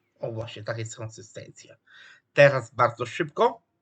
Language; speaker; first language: Polish; non-native, fluent; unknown